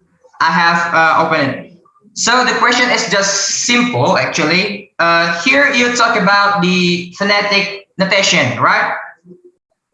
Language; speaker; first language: English; non-native, learner; Indonesian